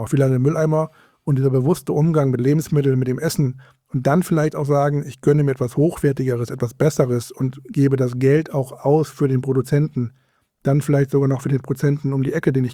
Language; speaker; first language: German; native; German